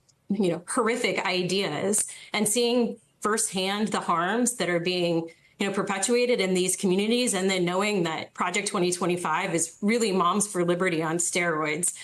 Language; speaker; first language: English; native; English